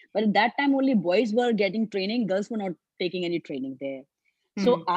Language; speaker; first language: English; non-native, local second language; Hindi